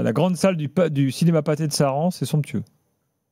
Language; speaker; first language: French; native; French